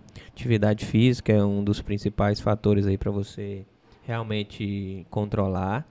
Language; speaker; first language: Portuguese; native; Portuguese